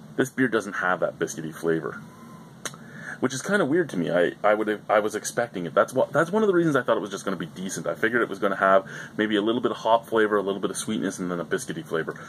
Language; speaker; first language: English; native; English